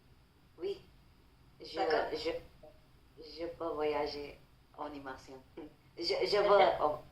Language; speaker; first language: French; non-native, learner; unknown